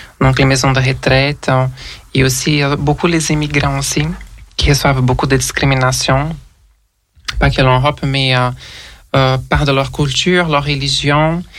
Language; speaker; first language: French; non-native, fluent; Portuguese